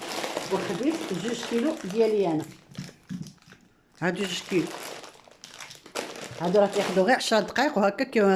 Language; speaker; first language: Arabic; native; Arabic